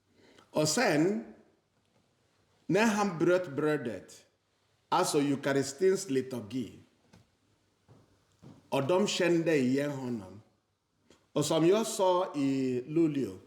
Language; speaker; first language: Swedish; non-native, fluent; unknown